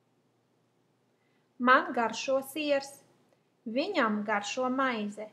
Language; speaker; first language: Latvian; native; Latvian